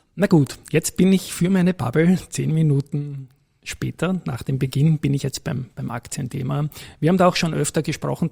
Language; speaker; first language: German; native; German